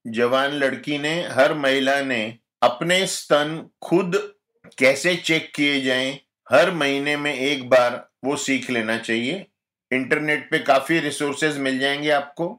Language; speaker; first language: Hindi; non-native, local second language; Gujarati